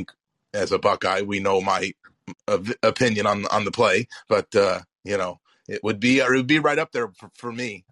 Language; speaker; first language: English; native; English